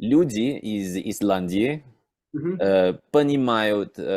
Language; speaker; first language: Russian; non-native, learner; English